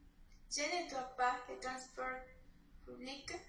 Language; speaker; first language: French; non-native, learner; Spanish